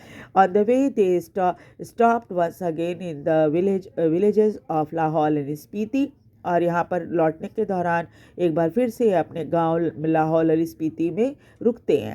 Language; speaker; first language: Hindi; native; Hindi